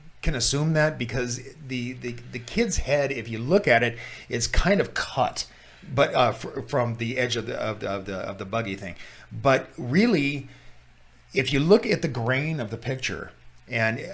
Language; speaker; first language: English; native; English